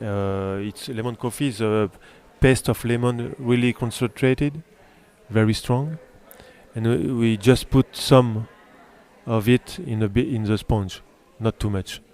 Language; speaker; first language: English; non-native, learner; French